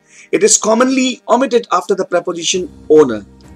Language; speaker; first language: English; non-native, local second language; Hindi